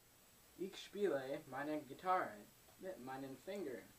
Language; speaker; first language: German; non-native, learner; English